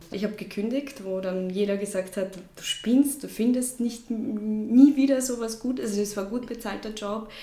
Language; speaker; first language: German; non-native, fluent; Russian